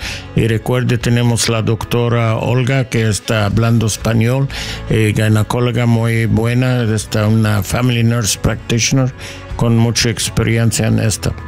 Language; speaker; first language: Spanish; non-native, learner; English